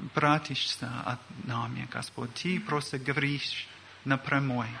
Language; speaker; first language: Russian; non-native, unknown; English